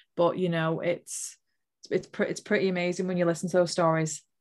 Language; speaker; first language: English; native; English